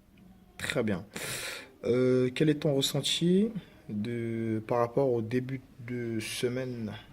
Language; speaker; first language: French; native; French